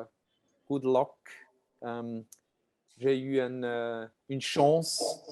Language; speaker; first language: French; non-native, learner; German